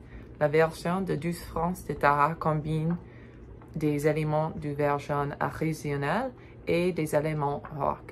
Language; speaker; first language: French; non-native, learner; English